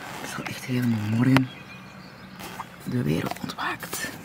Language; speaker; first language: Dutch; native; Dutch